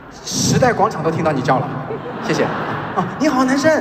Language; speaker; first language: Chinese; native; Chinese